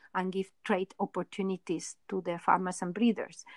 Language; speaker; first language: English; non-native, fluent; Spanish